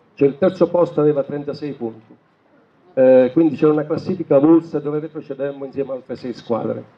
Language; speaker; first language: Italian; native; Italian